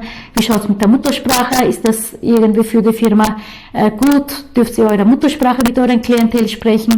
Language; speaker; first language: German; early bilingual, other home language; Turkish